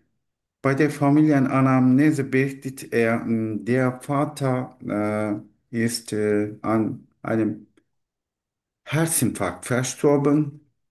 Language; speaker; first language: German; non-native, learner; Turkish